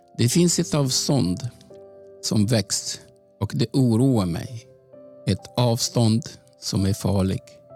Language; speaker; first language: Swedish; non-native, fluent; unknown